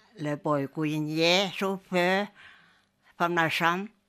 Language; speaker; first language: French; non-native, learner; Chinese